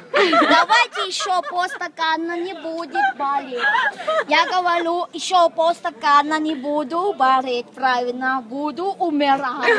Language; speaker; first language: Russian; non-native, learner; Thai